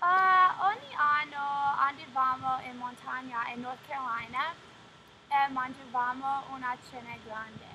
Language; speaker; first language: Italian; non-native, learner; English